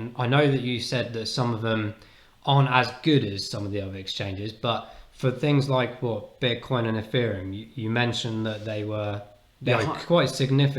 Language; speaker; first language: English; native; English